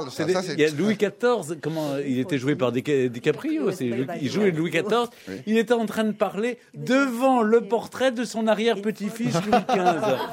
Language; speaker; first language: French; native; French